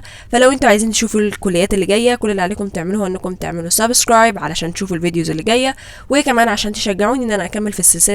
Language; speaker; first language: Arabic; native; Arabic